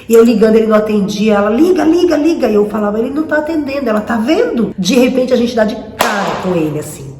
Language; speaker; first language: Portuguese; native; Portuguese